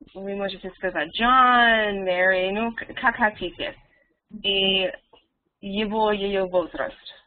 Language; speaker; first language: Russian; non-native, learner; English